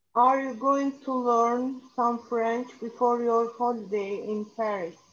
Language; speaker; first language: English; non-native, learner; Turkish